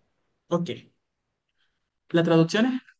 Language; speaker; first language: Italian; non-native, fluent; Spanish